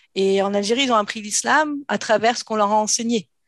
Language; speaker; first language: French; native; French